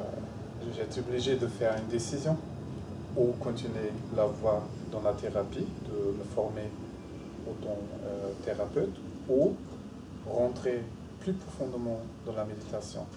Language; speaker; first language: French; non-native, fluent; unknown